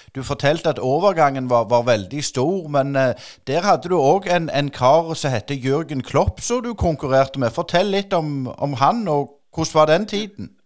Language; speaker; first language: Norwegian; native; Norwegian